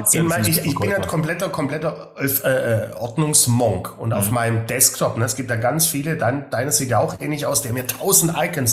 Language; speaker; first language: German; native; German